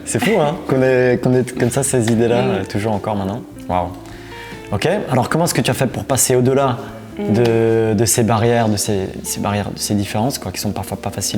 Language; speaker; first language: French; native; French